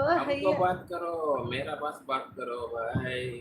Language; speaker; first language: Hindi; non-native, local second language; Tamil